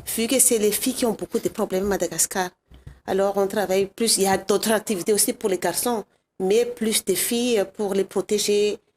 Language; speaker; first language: French; non-native, local second language; Malagasy